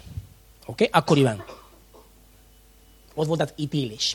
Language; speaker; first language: Hungarian; non-native, fluent; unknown